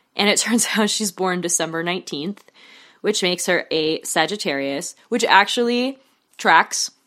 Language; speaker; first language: English; native; English